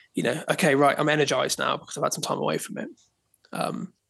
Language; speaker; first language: English; native; English